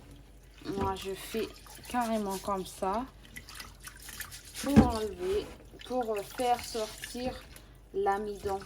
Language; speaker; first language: French; non-native, local second language; Malagasy